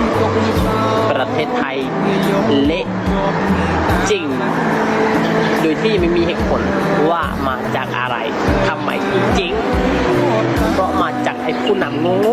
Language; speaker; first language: Thai; non-native, fluent; Khmer